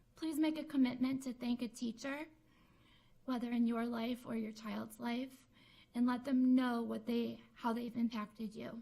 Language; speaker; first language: English; native; English